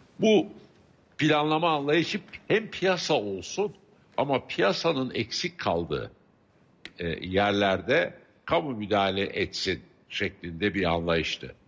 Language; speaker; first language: Turkish; native; Turkish